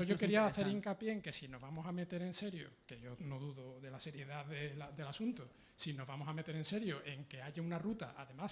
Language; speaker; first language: Spanish; native; Spanish